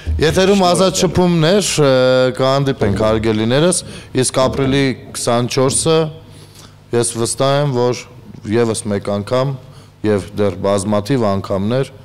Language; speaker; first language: Armenian; native; Armenian